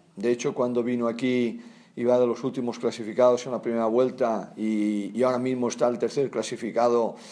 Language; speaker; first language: Spanish; non-native, local second language; Catalan